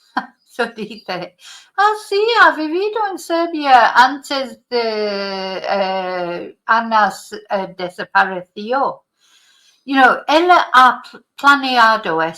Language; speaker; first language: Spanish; non-native, fluent; English